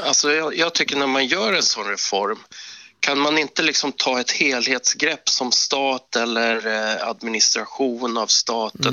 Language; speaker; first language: Swedish; native; Swedish